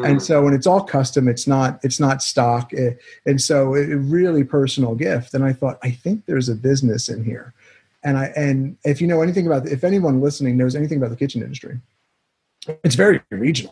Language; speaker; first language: English; native; English